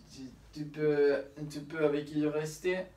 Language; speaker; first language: French; non-native, learner; Spanish